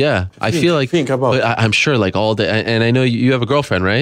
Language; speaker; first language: English; non-native, learner; Portuguese